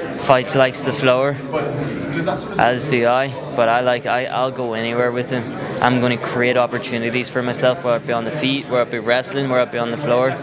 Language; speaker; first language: English; native; English